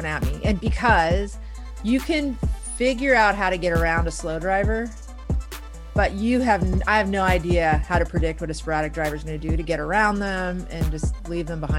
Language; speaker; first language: English; early bilingual, other home language; Persian